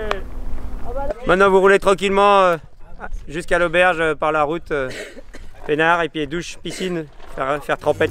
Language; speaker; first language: French; native; French